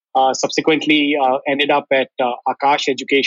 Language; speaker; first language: English; non-native, local second language; Hindi